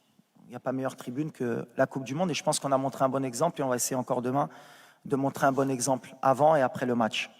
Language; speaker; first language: French; native; French